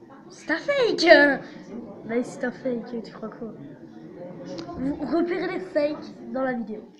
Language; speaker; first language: French; native; French